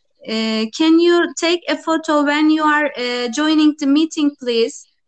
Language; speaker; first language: English; non-native, learner; Turkish